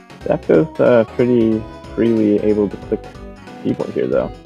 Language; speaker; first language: English; native; English